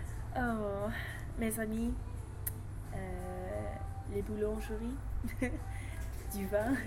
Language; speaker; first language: French; non-native, learner; English